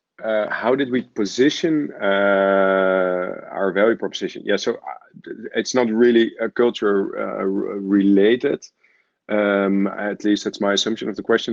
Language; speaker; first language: English; non-native, fluent; Dutch